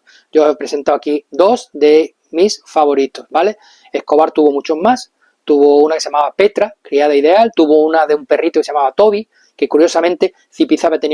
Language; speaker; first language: Spanish; native; Spanish